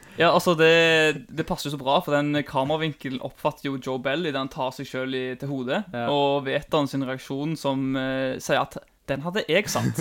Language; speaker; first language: Norwegian; native; Norwegian